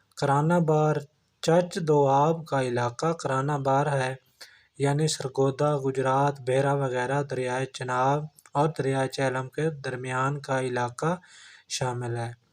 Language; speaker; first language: Urdu; non-native, local second language; Punjabi